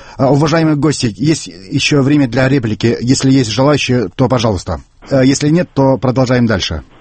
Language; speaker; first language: Russian; non-native, local second language; Kazakh